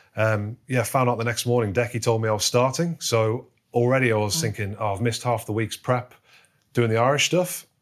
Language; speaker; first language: English; native; English